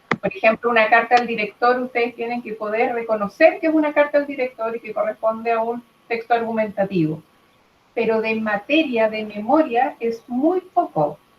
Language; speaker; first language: Spanish; native; Spanish